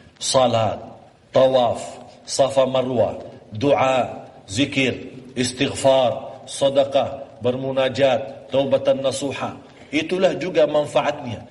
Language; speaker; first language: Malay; non-native, fluent; Arabic